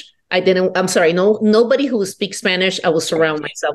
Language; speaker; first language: English; non-native, fluent; Spanish